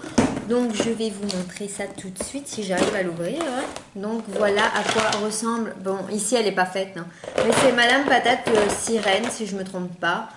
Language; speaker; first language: French; native; French